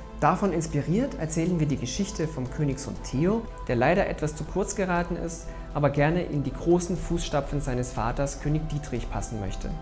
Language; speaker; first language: German; native; German